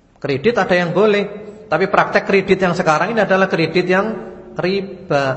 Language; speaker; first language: Indonesian; native; Indonesian